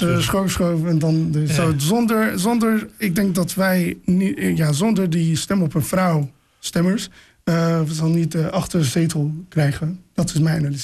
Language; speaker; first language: Dutch; non-native, fluent; English